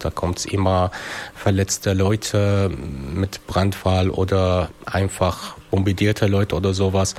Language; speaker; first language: German; non-native, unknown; Arabic